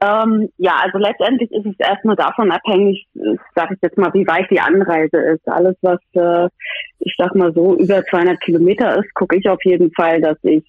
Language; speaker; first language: German; native; German